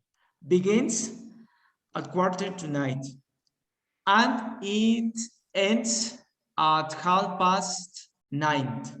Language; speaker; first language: English; non-native, learner; Spanish